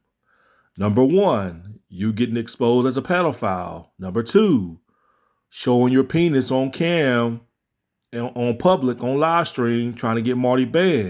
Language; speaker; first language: English; native; English